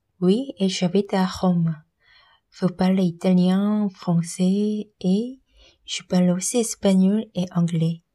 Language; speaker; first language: French; non-native, learner; Korean